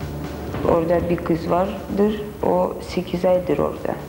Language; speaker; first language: Turkish; non-native, learner; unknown